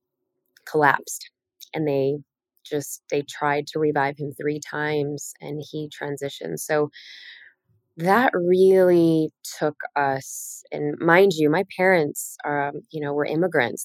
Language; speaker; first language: English; native; English